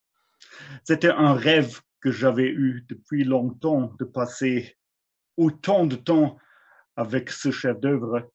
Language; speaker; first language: French; non-native, fluent; German